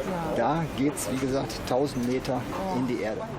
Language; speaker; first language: German; native; German